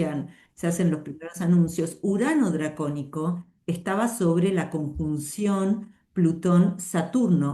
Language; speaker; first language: Spanish; native; Spanish